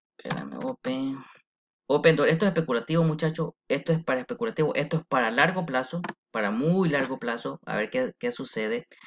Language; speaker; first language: Spanish; early bilingual, heritage; Spanish